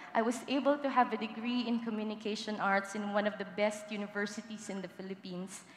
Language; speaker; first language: English; non-native, local second language; Filipino